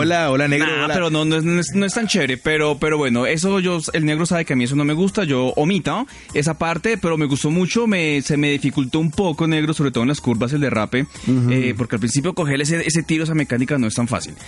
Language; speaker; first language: Spanish; native; Spanish